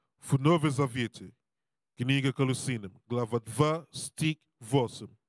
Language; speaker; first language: Russian; non-native, learner; English